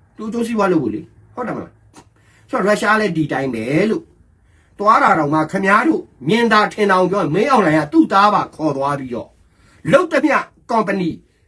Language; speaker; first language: Burmese; native; Burmese